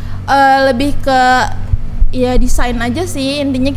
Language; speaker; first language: Indonesian; native; Indonesian